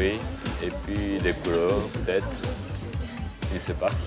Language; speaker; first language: French; non-native, fluent; Japanese